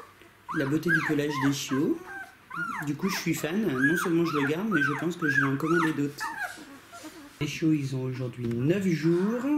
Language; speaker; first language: French; native; French